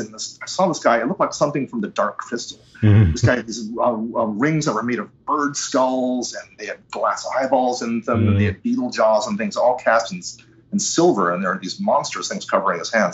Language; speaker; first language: English; native; English